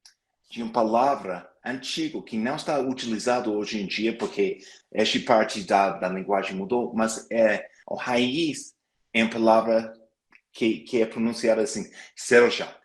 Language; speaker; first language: Portuguese; non-native, fluent; English